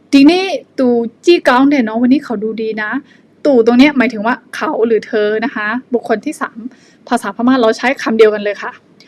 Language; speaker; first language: Thai; non-native, fluent; Burmese